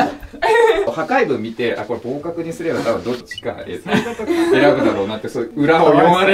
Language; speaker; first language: Japanese; native; Japanese